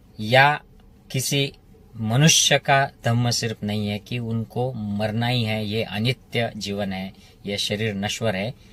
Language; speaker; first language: Hindi; non-native, local second language; Marathi